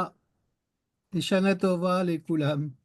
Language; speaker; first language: Hebrew; non-native, learner; French